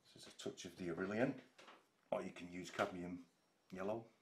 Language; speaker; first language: English; native; English